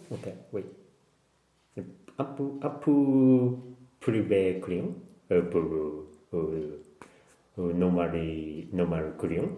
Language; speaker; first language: French; non-native, learner; Japanese